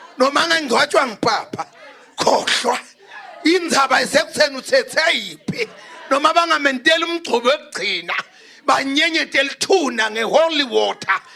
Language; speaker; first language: Zulu; non-native, local second language; Swati